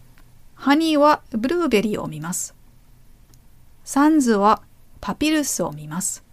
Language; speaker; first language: Japanese; non-native, learner; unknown